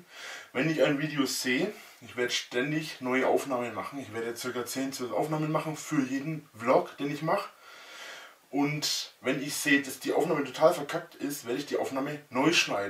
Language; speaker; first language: German; native; German